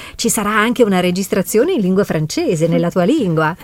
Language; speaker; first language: Italian; native; Italian